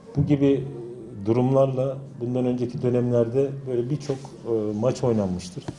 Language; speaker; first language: Turkish; native; Turkish